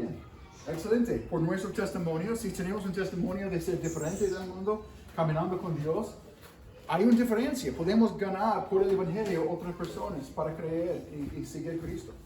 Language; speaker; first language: Spanish; non-native, fluent; English